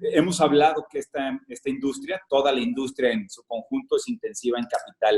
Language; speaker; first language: Spanish; native; Spanish